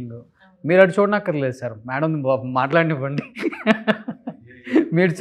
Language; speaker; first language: Telugu; native; Telugu